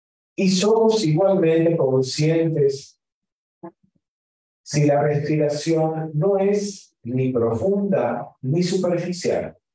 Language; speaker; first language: Spanish; native; Spanish